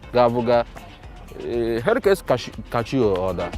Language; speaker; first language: Turkish; non-native, learner; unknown